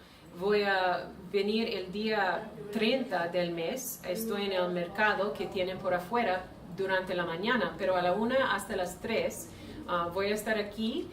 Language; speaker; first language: Spanish; non-native, fluent; English